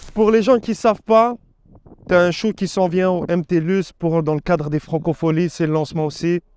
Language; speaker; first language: French; native; French